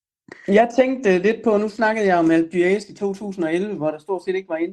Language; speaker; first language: Danish; native; Danish